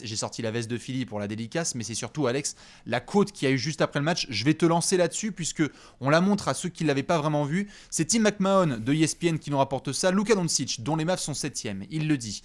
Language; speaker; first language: French; native; French